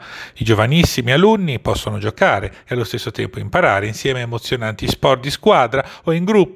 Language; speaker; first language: Italian; native; Italian